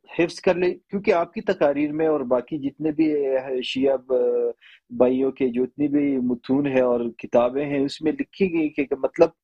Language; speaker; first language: Urdu; native; Urdu